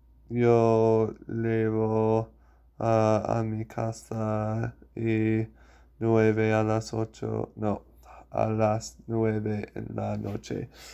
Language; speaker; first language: Spanish; non-native, learner; English